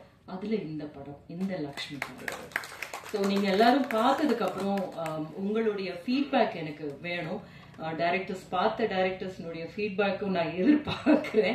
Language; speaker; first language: Tamil; native; Tamil